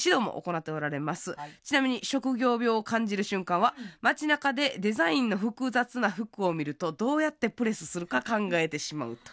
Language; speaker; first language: Japanese; native; Japanese